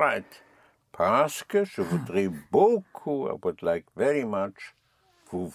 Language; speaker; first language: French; non-native, fluent; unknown